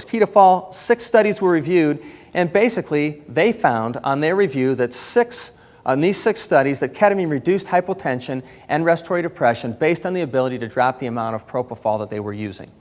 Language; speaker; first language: English; native; English